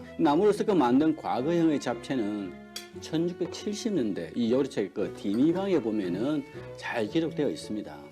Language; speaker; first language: Korean; native; Korean